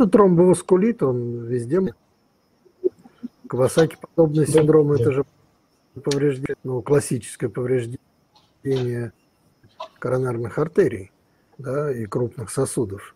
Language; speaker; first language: Russian; native; Russian